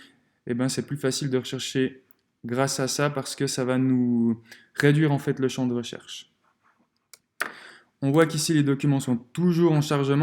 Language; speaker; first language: French; native; French